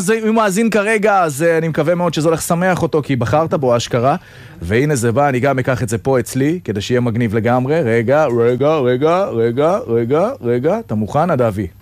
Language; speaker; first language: Hebrew; native; Hebrew